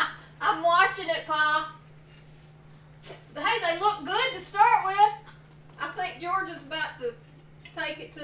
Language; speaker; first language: English; native; English